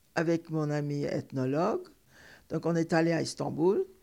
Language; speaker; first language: French; non-native, fluent; Turkish